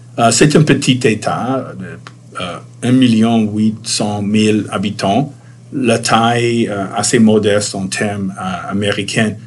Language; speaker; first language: French; non-native, fluent; English